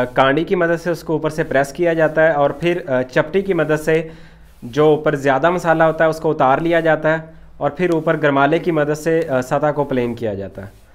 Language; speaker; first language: Urdu; non-native, local second language; Punjabi